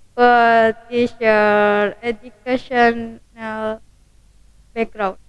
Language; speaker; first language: English; non-native, learner; Indonesian